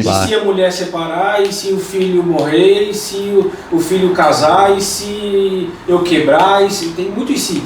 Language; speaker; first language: Portuguese; native; Portuguese